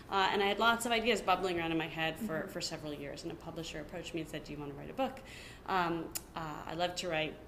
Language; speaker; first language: English; native; English